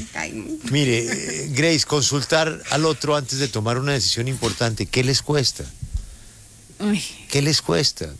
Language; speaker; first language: Spanish; native; Spanish